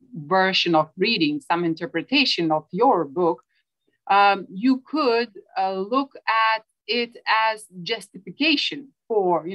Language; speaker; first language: English; non-native, fluent; Lithuanian